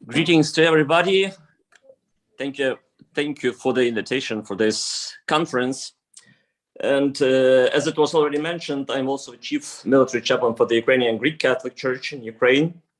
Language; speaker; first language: English; non-native, fluent; Ukrainian